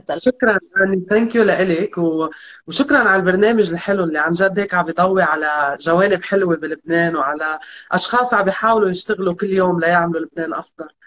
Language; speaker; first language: Arabic; native; Arabic